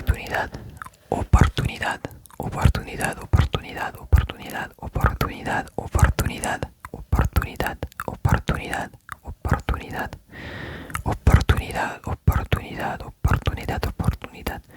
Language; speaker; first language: Spanish; non-native, learner; French